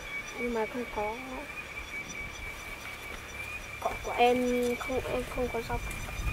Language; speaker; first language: Vietnamese; non-native, local second language; Hmong